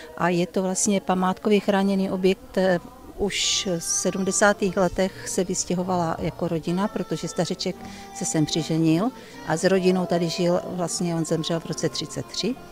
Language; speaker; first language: Czech; native; Czech